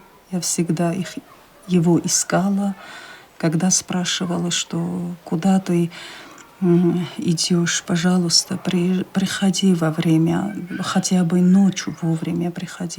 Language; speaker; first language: Russian; non-native, local second language; Chechen